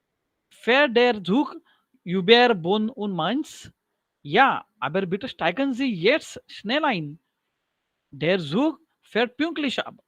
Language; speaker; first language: German; non-native, learner; Marathi